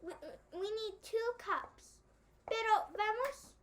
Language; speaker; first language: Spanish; early bilingual, heritage; Spanish